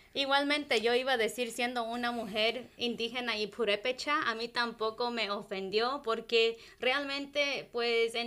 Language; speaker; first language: Spanish; non-native, local second language; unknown